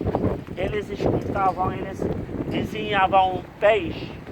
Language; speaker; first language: Portuguese; non-native, fluent; Turkish